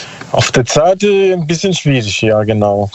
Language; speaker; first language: German; non-native, learner; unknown